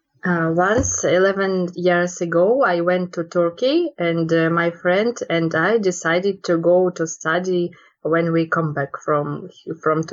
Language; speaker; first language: English; non-native, learner; Russian